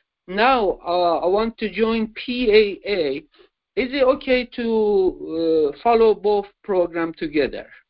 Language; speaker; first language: English; non-native, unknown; Persian